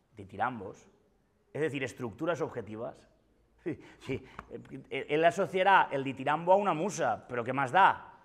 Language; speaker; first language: Spanish; non-native, local second language; Catalan